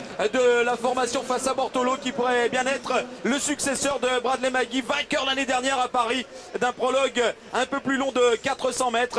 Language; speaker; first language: French; native; French